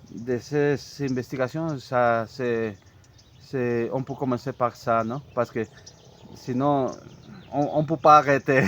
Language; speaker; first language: French; non-native, fluent; Spanish